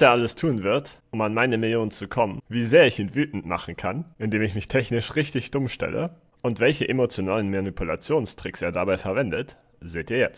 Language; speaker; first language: German; native; German